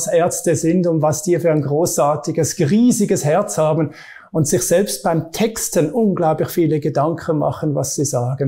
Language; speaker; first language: German; native; German